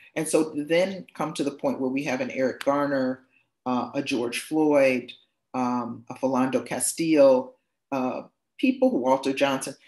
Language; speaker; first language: English; native; English